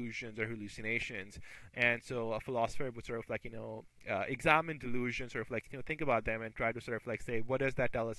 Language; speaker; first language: English; non-native, local second language; Urdu